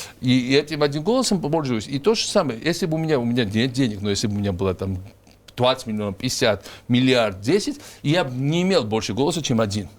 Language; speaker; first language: Russian; non-native, local second language; Georgian